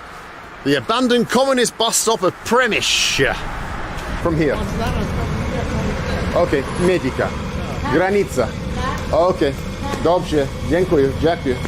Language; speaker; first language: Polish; non-native, learner; English